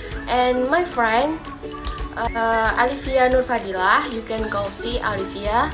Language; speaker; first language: English; non-native, learner; Indonesian